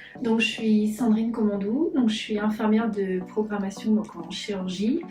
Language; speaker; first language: French; native; French